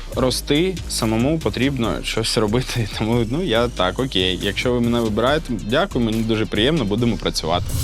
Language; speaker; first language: Ukrainian; native; Ukrainian